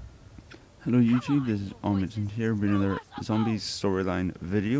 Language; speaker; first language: English; native; English